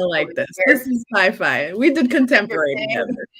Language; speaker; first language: English; native; English